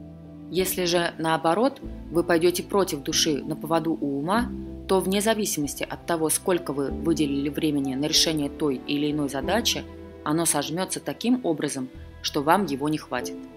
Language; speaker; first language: Russian; native; Russian